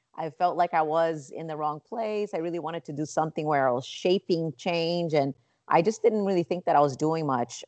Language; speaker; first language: English; non-native, fluent; Portuguese